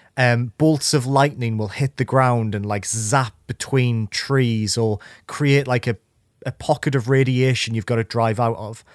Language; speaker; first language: English; native; English